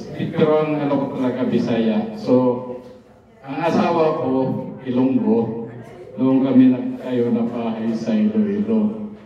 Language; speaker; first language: Filipino; non-native, local second language; Cebuano